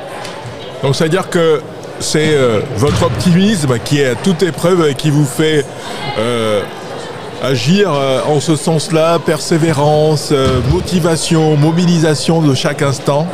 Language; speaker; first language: French; native; French